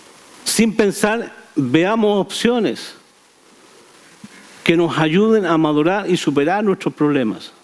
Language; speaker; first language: Spanish; native; Spanish